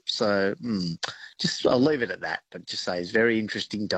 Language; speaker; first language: English; native; English